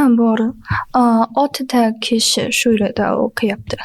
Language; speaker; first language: Uzbek; non-native, learner; Chinese